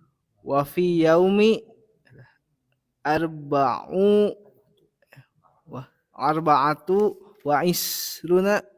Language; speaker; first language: Arabic; non-native, learner; Indonesian